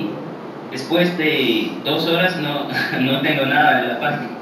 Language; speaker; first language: Spanish; early bilingual, heritage; English